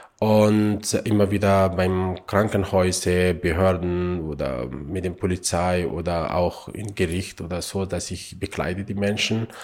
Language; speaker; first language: German; non-native, learner; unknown